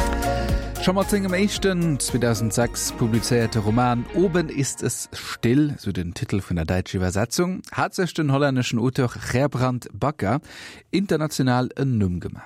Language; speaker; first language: German; non-native, local second language; Luxembourgish